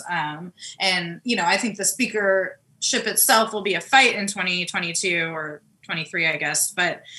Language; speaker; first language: English; native; English